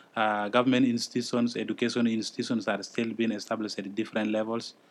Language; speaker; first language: English; non-native, fluent; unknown